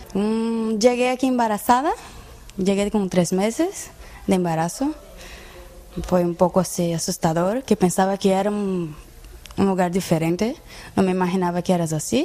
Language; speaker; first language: Spanish; non-native, learner; Portuguese